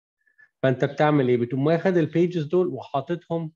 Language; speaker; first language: Arabic; native; Arabic